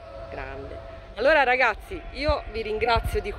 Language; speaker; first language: Italian; native; Italian